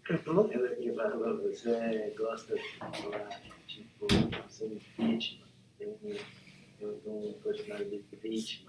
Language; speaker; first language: Portuguese; non-native, learner; English